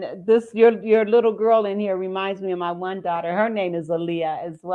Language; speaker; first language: English; native; English